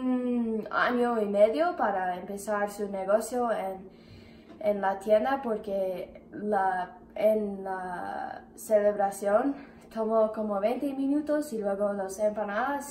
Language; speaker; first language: Spanish; non-native, learner; English